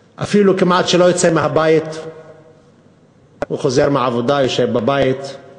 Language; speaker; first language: Hebrew; non-native, local second language; Arabic